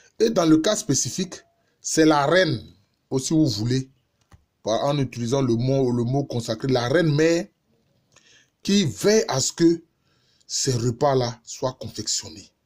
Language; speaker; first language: French; non-native, local second language; Baoulé